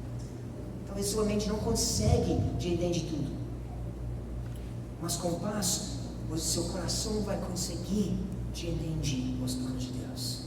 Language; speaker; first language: Portuguese; non-native, fluent; English